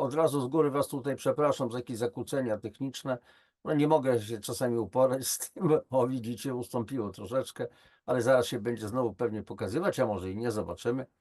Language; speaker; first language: Polish; native; Polish